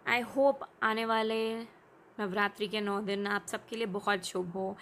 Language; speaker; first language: English; non-native, local second language; Hindi